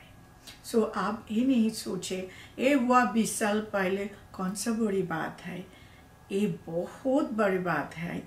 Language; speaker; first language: Hindi; non-native, learner; Bangla